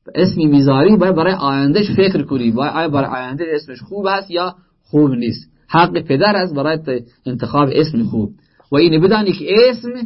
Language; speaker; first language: Persian; native; Persian